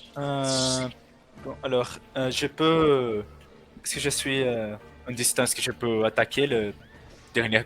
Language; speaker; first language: French; non-native, learner; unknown